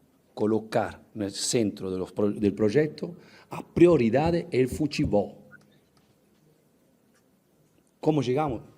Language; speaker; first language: Portuguese; non-native, fluent; Spanish